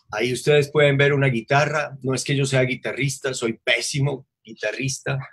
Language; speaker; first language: Spanish; native; Spanish